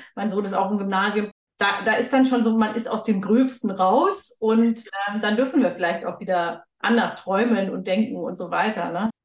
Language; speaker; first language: German; native; German